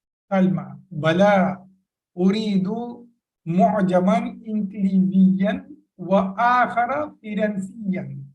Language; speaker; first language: Arabic; non-native, fluent; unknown